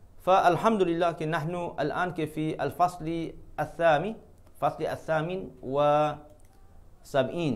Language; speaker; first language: Arabic; non-native, fluent; Malay